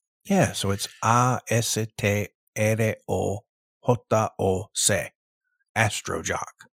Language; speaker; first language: English; native; English